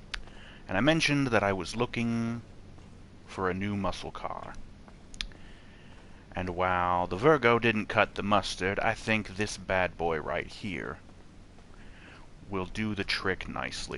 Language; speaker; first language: English; native; English